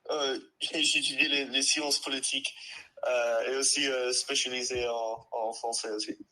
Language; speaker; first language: French; non-native, learner; English